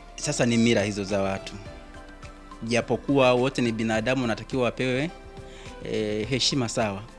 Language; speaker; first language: Swahili; native; Swahili